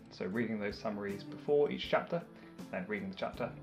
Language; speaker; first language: English; native; English